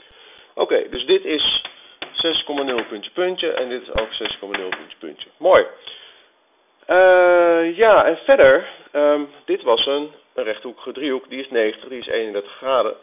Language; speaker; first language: Dutch; native; Dutch